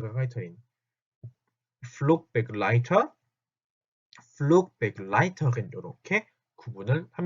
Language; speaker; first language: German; non-native, fluent; Korean